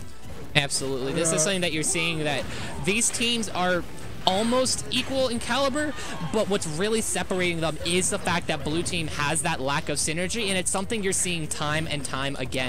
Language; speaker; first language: English; native; English